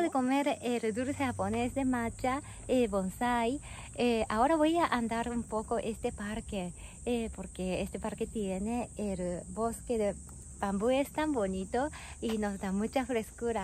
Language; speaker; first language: Spanish; non-native, fluent; Japanese